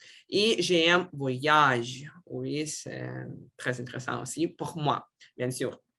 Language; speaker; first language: French; non-native, learner; Russian